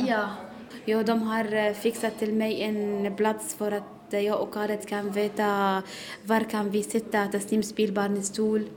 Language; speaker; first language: Swedish; non-native, learner; Arabic